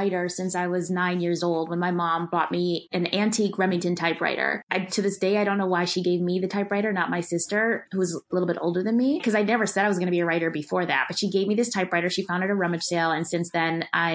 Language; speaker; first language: English; native; English